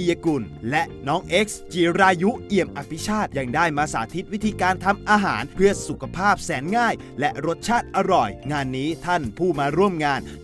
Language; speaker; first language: Thai; native; Thai